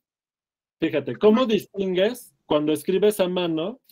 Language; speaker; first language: Spanish; native; Spanish